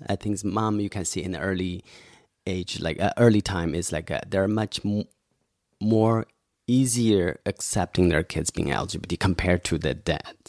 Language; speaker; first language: English; non-native, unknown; Chinese